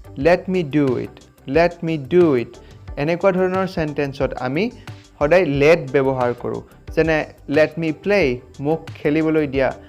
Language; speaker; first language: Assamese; native; Assamese